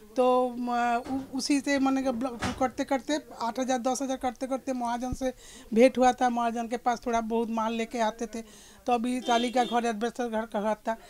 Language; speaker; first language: Hindi; native; Hindi